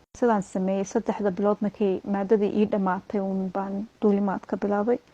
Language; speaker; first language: Somali; early bilingual, heritage; Somali